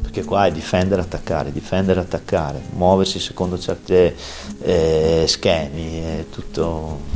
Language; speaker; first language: Italian; native; Italian